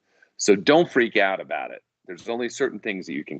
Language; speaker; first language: English; native; English